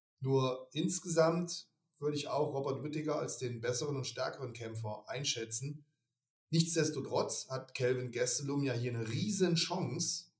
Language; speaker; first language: German; native; German